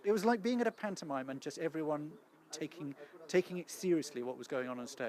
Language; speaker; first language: English; native; English